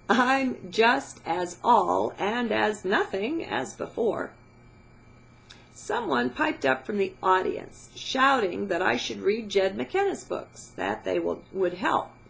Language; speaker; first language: English; native; English